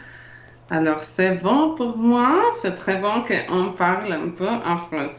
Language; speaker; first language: French; non-native, learner; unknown